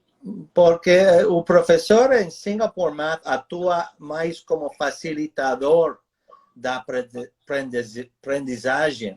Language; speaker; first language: Portuguese; non-native, fluent; English